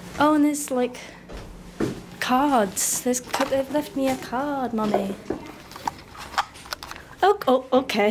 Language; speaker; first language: English; native; English